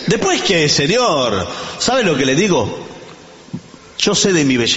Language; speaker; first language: Spanish; native; Spanish